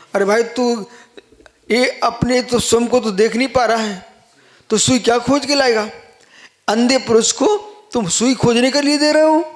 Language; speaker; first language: Hindi; native; Hindi